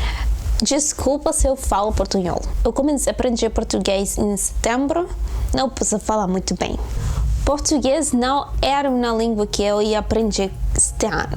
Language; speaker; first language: Portuguese; non-native, learner; Spanish